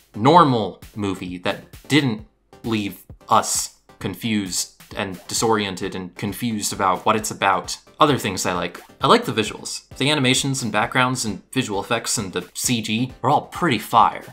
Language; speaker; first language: English; native; English